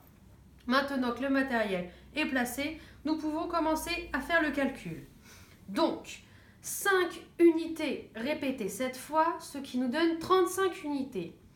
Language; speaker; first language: French; native; French